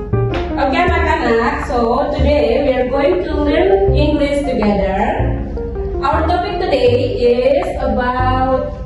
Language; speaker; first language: English; non-native, fluent; Indonesian